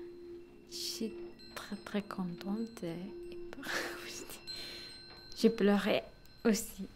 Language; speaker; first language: French; non-native, learner; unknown